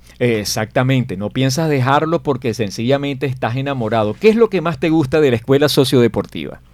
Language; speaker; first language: Spanish; native; Spanish